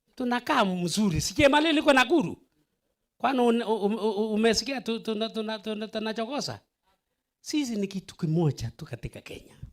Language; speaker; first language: Swahili; non-native, local second language; Kalenjin